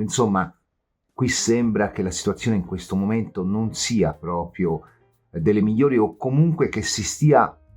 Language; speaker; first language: Italian; native; Italian